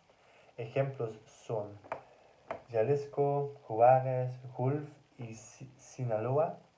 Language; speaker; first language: Spanish; non-native, learner; Dutch